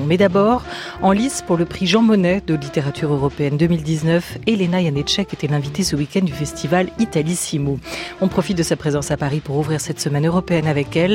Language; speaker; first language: French; native; French